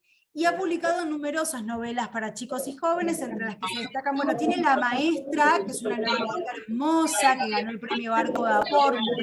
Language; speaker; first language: Spanish; native; Spanish